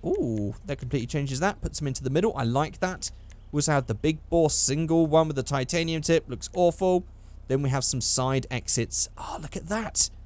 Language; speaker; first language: English; native; English